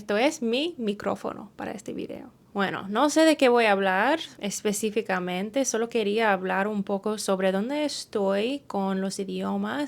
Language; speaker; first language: Spanish; early bilingual, heritage; English